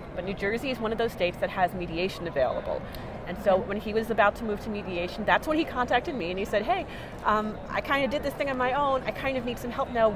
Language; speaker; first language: English; native; English